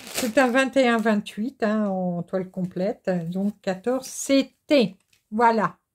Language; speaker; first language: French; native; French